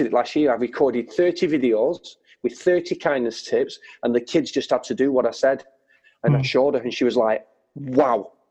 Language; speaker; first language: English; native; English